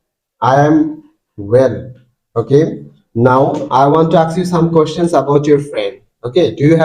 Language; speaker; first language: English; non-native, fluent; Bangla